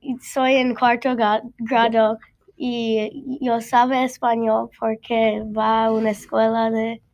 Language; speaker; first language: Spanish; non-native, learner; English